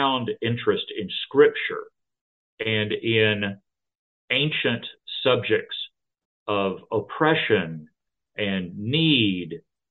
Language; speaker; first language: English; native; English